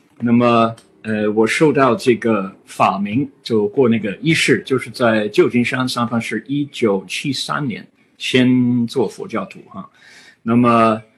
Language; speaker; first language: Chinese; non-native, fluent; English